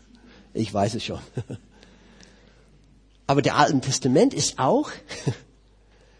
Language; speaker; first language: German; non-native, fluent; English